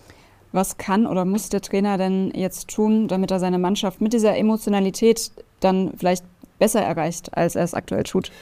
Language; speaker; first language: German; native; German